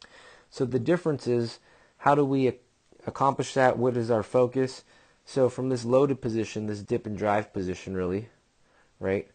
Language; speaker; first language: English; native; English